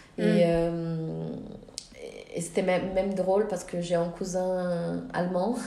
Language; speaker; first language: French; non-native, fluent; Portuguese